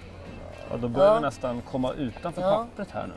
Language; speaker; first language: Swedish; native; Swedish